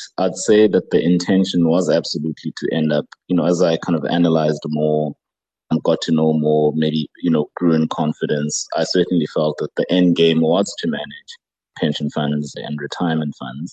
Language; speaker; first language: English; non-native, local second language; Xhosa